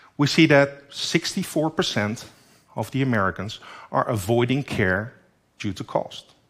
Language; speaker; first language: English; non-native, fluent; Dutch